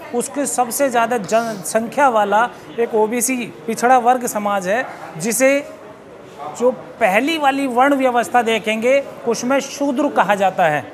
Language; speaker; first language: Hindi; native; Hindi